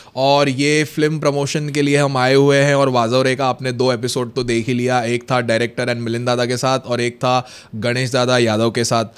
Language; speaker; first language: Hindi; non-native, local second language; Marathi